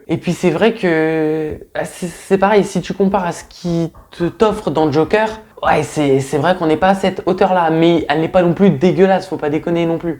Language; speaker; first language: French; native; French